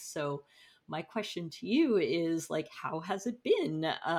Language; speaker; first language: English; non-native, fluent; Portuguese